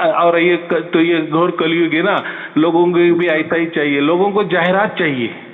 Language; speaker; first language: Hindi; non-native, local second language; Marathi